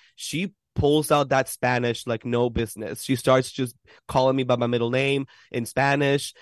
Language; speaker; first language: English; early bilingual, other home language; Spanish